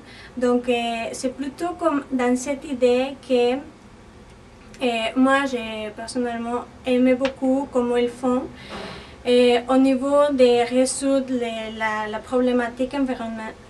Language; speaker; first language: French; non-native, fluent; Spanish